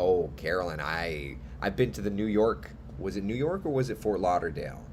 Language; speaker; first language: English; native; English